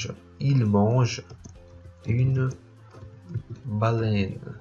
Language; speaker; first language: French; non-native, fluent; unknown